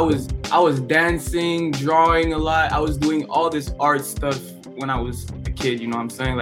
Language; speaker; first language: English; non-native, fluent; French